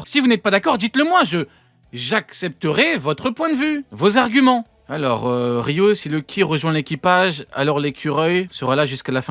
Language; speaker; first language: French; native; French